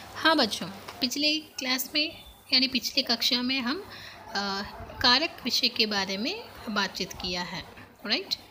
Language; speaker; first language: Hindi; non-native, local second language; Telugu